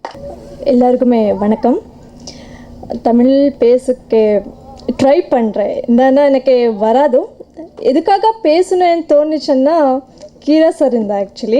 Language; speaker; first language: Tamil; non-native, learner; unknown